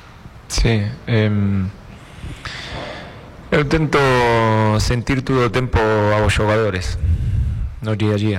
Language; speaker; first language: Portuguese; non-native, fluent; Spanish